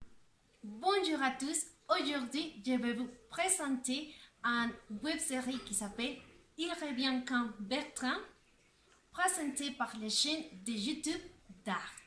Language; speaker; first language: French; non-native, learner; Spanish